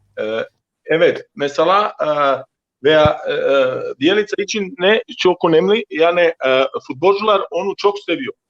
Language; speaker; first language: Turkish; non-native, learner; Croatian